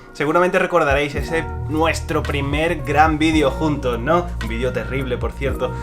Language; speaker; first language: Spanish; native; Spanish